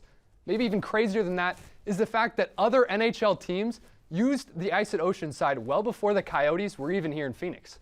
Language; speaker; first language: English; native; English